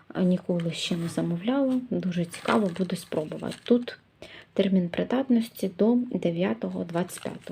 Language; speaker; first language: Ukrainian; native; Ukrainian